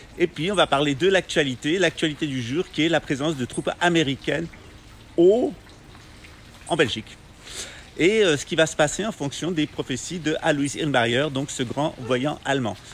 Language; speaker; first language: French; native; French